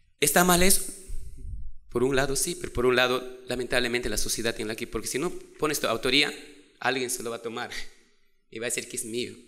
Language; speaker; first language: Spanish; non-native, local second language; Quechua